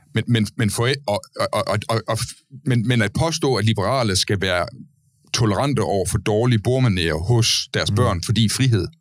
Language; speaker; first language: Danish; native; Danish